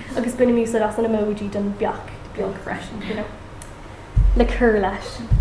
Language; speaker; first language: Irish; non-native, local second language; English